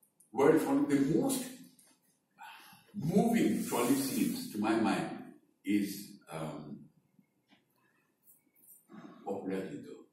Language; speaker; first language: English; non-native, local second language; Bangla